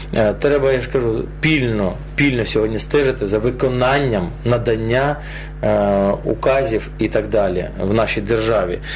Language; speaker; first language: Ukrainian; non-native, local second language; Russian